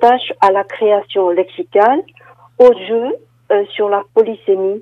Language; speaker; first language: French; non-native, fluent; Korean